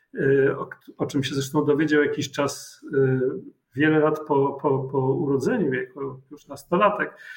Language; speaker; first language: Polish; native; Polish